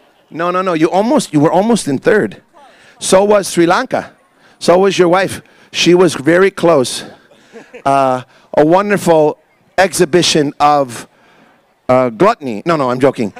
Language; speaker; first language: English; native; English